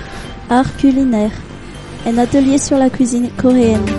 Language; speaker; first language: French; non-native, local second language; Malagasy